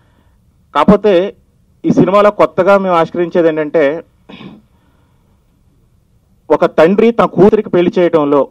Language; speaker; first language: Telugu; native; Telugu